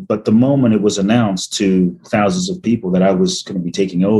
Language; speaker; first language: English; native; English